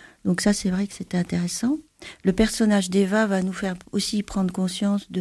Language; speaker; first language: French; native; French